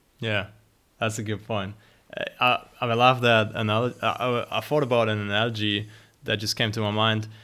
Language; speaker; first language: English; non-native, fluent; German